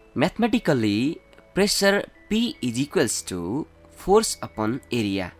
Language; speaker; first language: English; non-native, local second language; Nepali